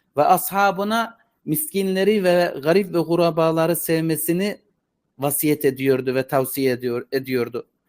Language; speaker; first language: Turkish; native; Turkish